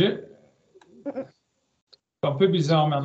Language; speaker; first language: French; non-native, learner; German